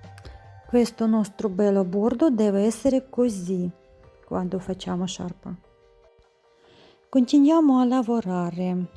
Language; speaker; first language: Italian; non-native, learner; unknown